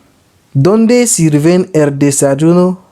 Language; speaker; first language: Spanish; non-native, learner; Haitian Creole